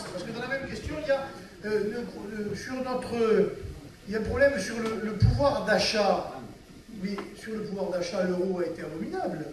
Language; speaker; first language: French; native; French